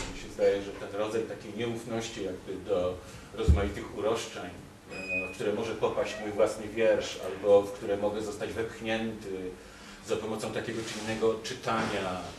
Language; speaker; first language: Polish; native; Polish